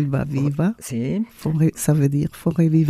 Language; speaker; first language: French; non-native, fluent; Spanish